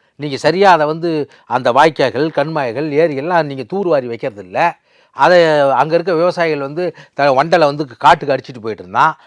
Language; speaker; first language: Tamil; native; Tamil